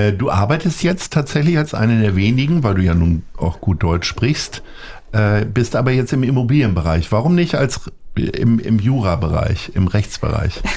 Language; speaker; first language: German; native; German